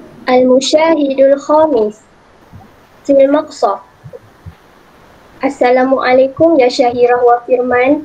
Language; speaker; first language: Arabic; non-native, learner; Malay